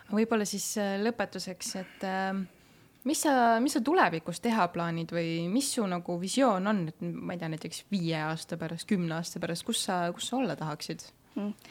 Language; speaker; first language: Estonian; native; Estonian